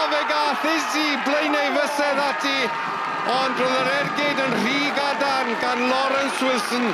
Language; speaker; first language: Welsh; native; Welsh